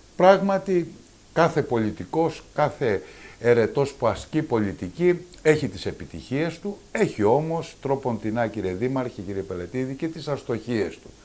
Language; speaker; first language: Greek; native; Greek